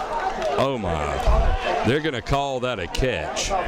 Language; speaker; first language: English; native; English